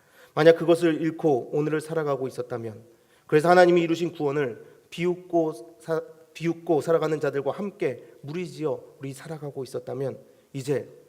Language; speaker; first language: Korean; native; Korean